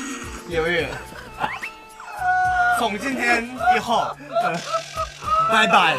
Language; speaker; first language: Chinese; non-native, learner; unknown